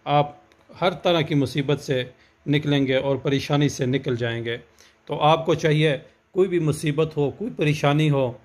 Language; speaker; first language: Urdu; native; Urdu